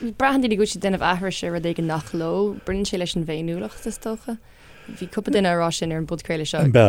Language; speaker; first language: Irish; non-native, local second language; English